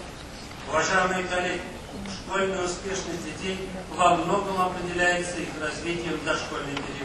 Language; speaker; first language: Russian; native; Russian